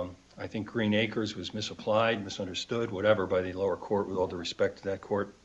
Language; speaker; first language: English; native; English